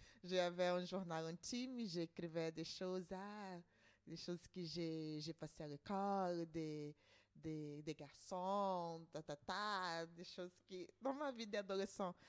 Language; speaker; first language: French; non-native, learner; Portuguese